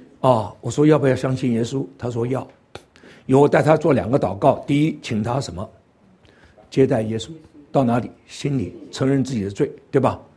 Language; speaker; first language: Chinese; non-native, local second language; Cantonese